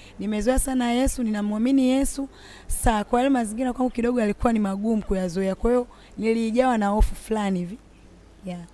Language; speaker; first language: Swahili; native; Swahili